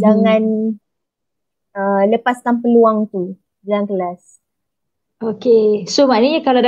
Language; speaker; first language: Malay; native; Malay